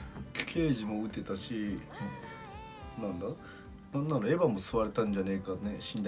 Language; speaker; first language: Japanese; native; Japanese